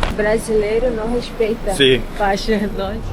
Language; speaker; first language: Portuguese; non-native, learner; Korean